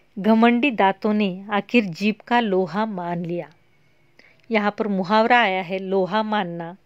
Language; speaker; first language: Hindi; non-native, local second language; Marathi